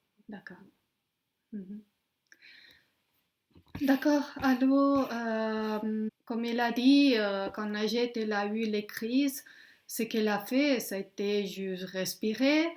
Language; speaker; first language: French; non-native, fluent; Spanish